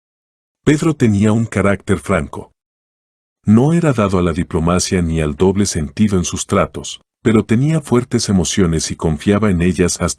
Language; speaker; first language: Spanish; native; Spanish